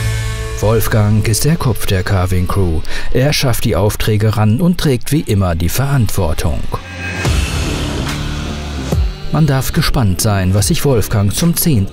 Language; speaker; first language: German; native; German